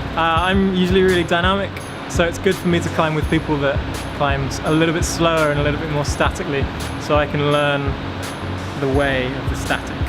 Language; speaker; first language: English; native; English